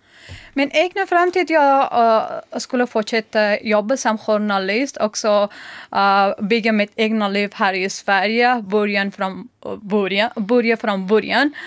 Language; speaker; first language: Swedish; non-native, learner; Persian